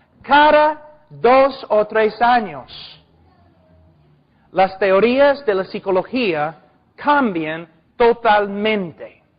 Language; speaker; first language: Spanish; non-native, fluent; English